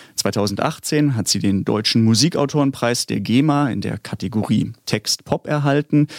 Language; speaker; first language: German; native; German